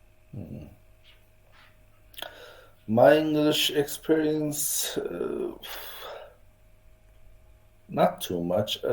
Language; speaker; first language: English; non-native, learner; Turkish